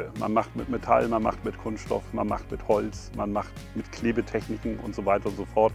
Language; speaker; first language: German; native; German